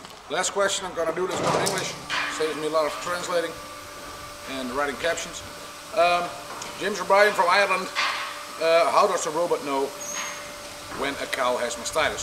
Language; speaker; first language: English; non-native, fluent; Dutch